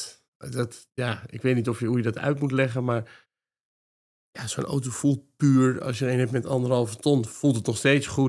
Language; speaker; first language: Dutch; native; Dutch